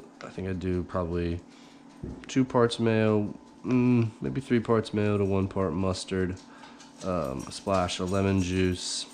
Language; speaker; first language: English; native; English